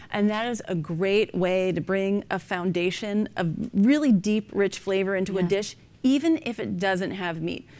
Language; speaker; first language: English; native; English